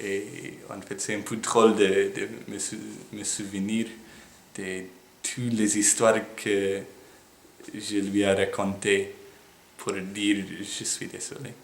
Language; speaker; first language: French; non-native, fluent; English